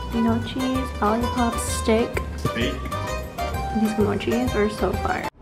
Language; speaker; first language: English; native; English